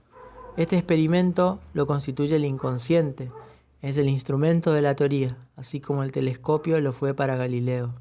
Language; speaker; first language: Spanish; native; Spanish